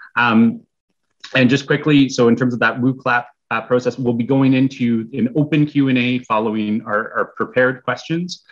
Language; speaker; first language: English; native; English